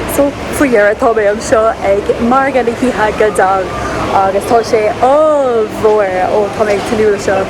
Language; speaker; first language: Irish; native; Irish